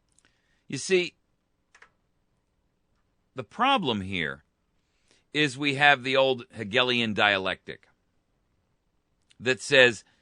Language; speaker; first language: English; native; English